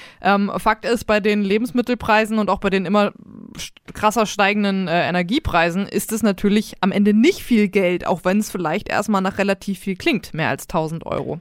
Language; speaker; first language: German; native; German